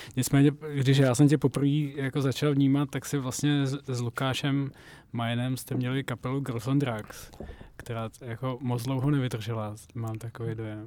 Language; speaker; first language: Czech; native; Czech